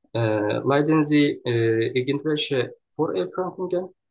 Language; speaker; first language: German; non-native, learner; Turkish